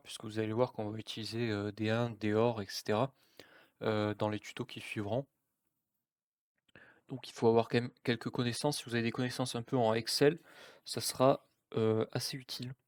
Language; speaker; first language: French; native; French